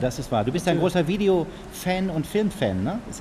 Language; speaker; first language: German; native; German